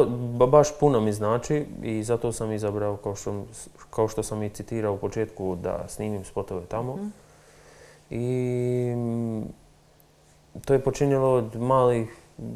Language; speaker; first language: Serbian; non-native, local second language; Albanian